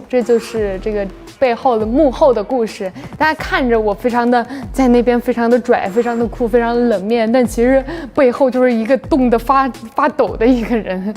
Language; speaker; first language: Chinese; native; Chinese